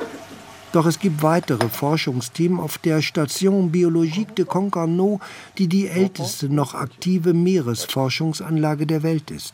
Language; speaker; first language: German; native; German